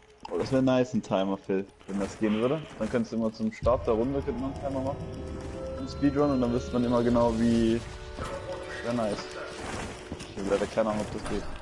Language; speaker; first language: German; native; German